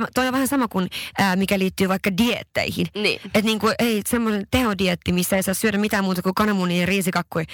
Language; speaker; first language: Finnish; early bilingual, heritage; Finnish